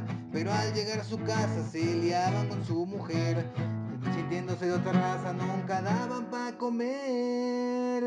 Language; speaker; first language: Spanish; native; Spanish